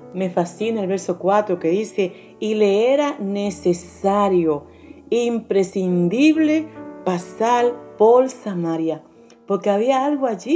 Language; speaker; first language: Spanish; native; Spanish